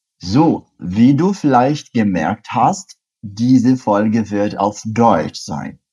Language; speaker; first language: German; non-native, fluent; Portuguese